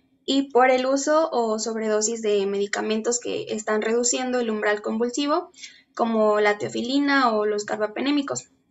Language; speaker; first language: Spanish; native; Spanish